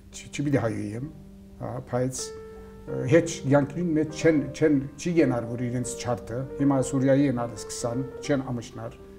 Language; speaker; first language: Armenian; early bilingual, heritage; Armenian